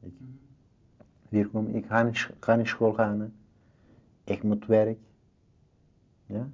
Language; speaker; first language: Dutch; non-native, learner; Turkish